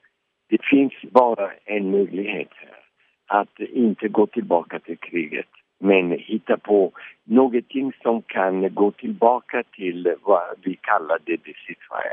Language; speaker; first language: Swedish; early bilingual, heritage; Swedish